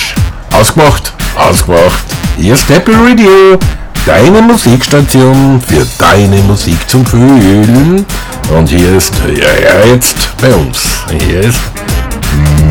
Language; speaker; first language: German; native; German